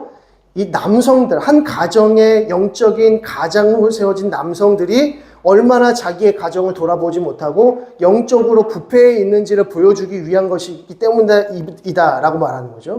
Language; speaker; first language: Korean; native; Korean